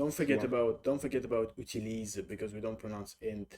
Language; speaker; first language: English; non-native, fluent; Russian